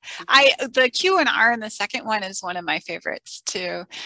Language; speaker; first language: English; native; English